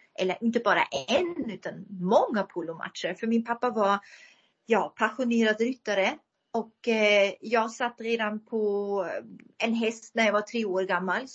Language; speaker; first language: Swedish; non-native, fluent; German